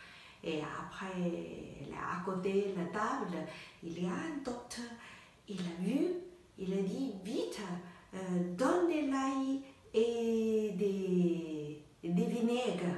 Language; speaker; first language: French; non-native, learner; Chinese